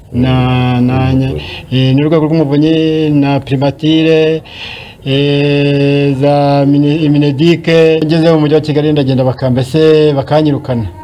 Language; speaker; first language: Kinyarwanda; native; Kinyarwanda